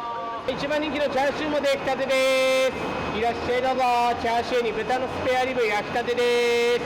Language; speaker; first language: Japanese; native; Japanese